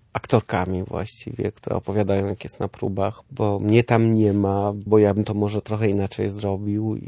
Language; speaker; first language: Polish; early bilingual, other home language; German